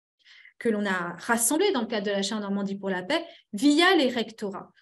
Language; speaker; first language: French; native; French